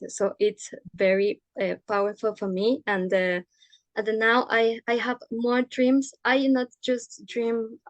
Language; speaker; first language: English; non-native, learner; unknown